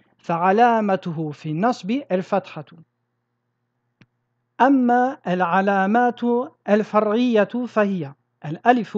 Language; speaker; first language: Arabic; non-native, fluent; French